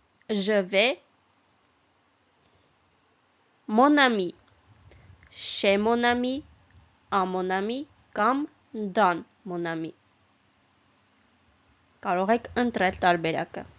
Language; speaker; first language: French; non-native, fluent; Armenian